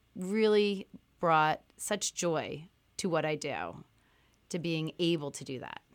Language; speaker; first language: English; early bilingual, other home language; French